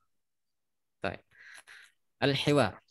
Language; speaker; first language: Arabic; non-native, fluent; Indonesian